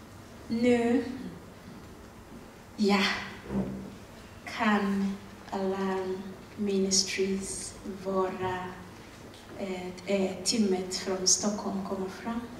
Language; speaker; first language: Swedish; non-native, learner; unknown